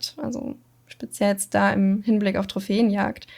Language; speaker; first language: German; native; German